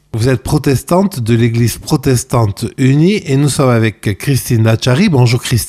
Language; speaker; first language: French; native; French